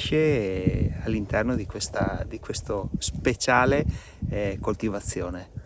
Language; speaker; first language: Italian; native; Italian